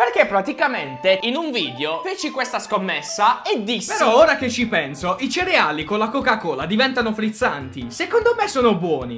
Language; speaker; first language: Italian; native; Italian